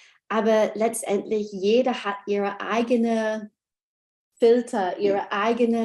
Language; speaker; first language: German; non-native, fluent; English